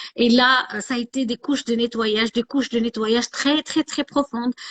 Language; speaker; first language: French; non-native, local second language; Arabic